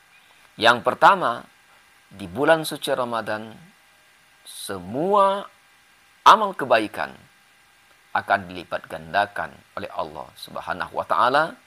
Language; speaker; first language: Indonesian; native; Indonesian